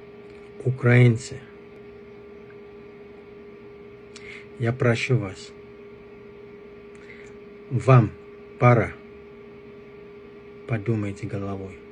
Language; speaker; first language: Russian; non-native, fluent; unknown